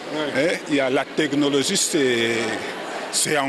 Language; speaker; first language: French; non-native, learner; Spanish